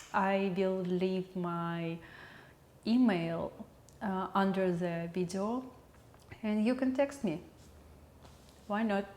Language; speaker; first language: English; non-native, learner; Russian